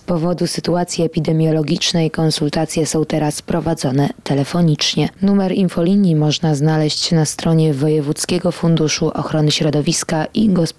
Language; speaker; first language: Polish; native; Polish